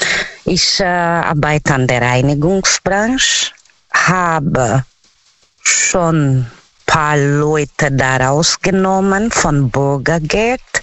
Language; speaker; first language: German; non-native, fluent; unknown